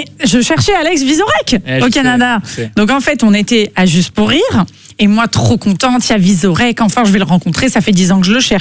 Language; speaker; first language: French; native; French